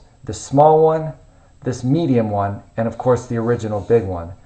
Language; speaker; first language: English; native; English